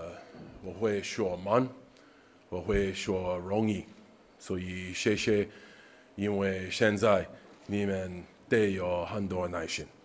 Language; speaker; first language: Chinese; non-native, learner; English